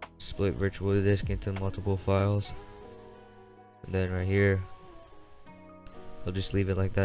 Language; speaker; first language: English; native; English